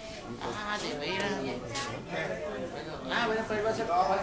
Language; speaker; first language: Spanish; native; Spanish